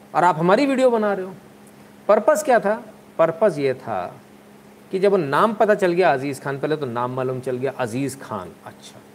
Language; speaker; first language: Hindi; native; Hindi